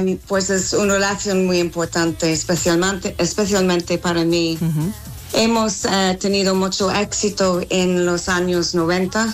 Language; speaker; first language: Spanish; non-native, learner; English